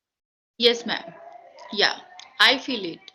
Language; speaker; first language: English; non-native, learner; Hindi